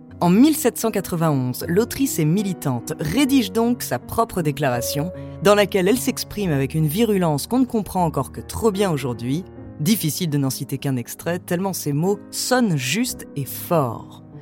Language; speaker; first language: French; native; French